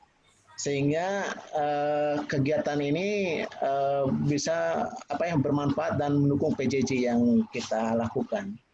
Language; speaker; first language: Indonesian; native; Indonesian